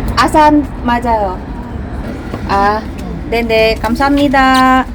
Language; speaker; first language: Korean; non-native, fluent; Indonesian